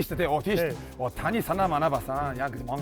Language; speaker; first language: Mongolian; non-native, learner; Korean